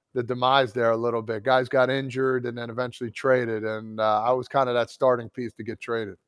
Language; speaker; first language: English; native; English